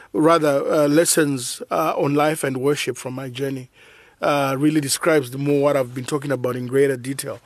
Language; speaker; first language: English; non-native, local second language; Shona